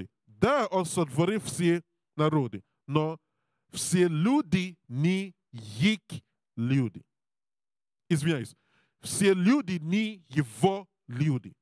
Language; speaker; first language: Russian; non-native, learner; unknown